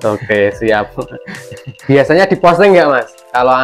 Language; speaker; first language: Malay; non-native, local second language; Javanese